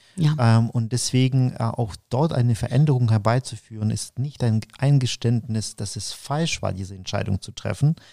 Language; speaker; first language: German; non-native, fluent; Ukrainian